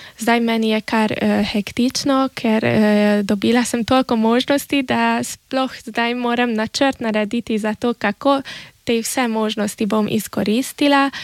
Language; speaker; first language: Slovenian; early bilingual, heritage; Slovenian